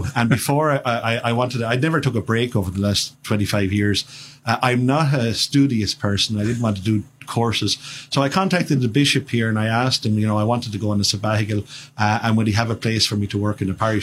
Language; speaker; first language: English; native; English